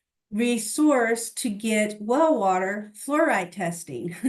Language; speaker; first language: English; native; English